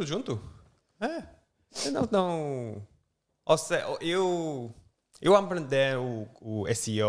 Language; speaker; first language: Portuguese; non-native, learner; English